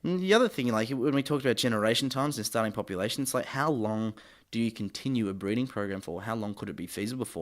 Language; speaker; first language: English; native; English